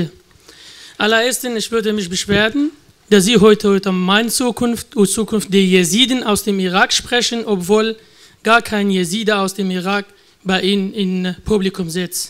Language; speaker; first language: German; non-native, learner; Kurdish